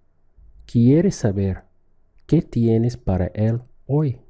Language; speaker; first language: Spanish; non-native, fluent; English